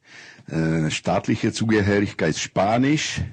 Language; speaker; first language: German; non-native, learner; Czech